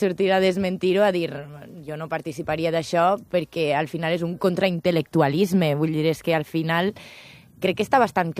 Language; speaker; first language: Catalan; native; Catalan